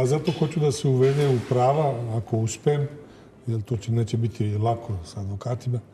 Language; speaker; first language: Bosnian; early bilingual, heritage; Serbian